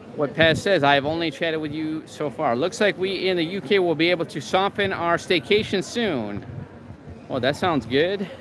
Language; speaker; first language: English; native; English